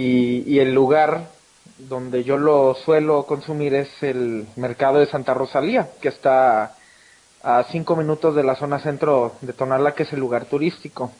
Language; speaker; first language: Spanish; native; Spanish